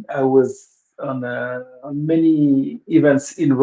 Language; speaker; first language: English; non-native, local second language; Wolof